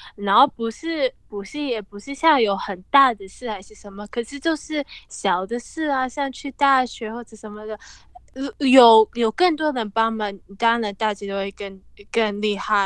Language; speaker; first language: Chinese; early bilingual, heritage; English